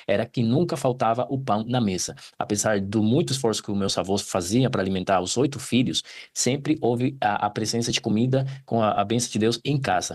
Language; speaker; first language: Portuguese; non-native, fluent; Spanish